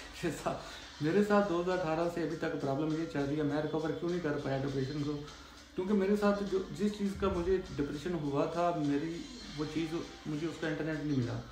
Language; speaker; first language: Urdu; non-native, local second language; Punjabi